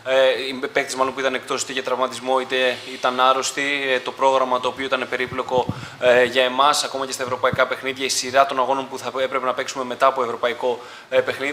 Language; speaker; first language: Greek; native; Greek